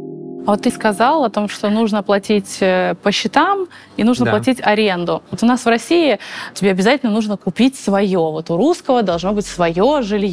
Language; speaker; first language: Russian; native; Russian